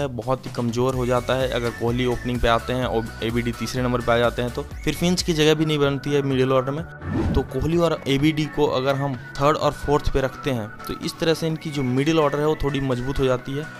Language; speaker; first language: Hindi; native; Hindi